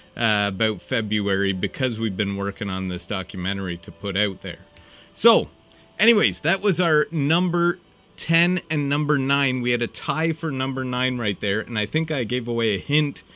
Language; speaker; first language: English; native; English